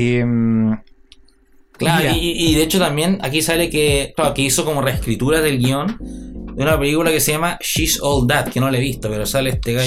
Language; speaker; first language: Spanish; native; Spanish